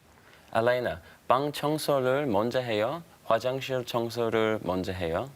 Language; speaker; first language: Korean; non-native, learner; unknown